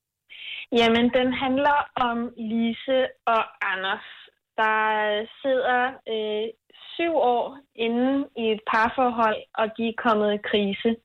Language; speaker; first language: Danish; native; Danish